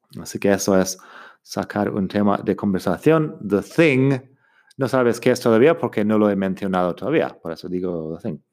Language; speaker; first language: Spanish; non-native, fluent; English